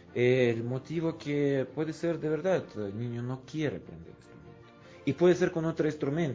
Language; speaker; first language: Spanish; non-native, fluent; Russian